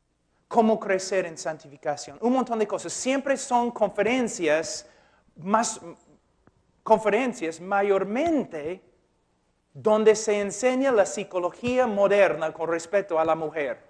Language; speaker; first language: Spanish; non-native, fluent; English